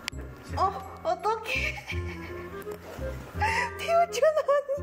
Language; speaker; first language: Korean; non-native, learner; Cantonese